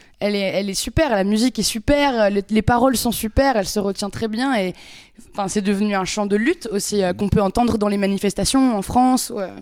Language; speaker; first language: French; native; French